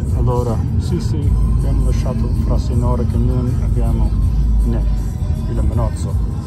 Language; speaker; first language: Italian; non-native, learner; English